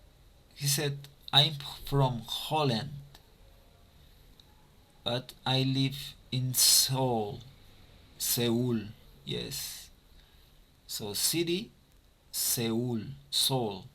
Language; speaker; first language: English; non-native, fluent; Spanish